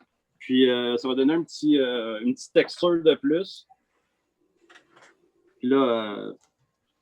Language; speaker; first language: French; native; French